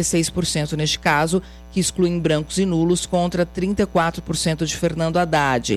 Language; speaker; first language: Portuguese; native; Portuguese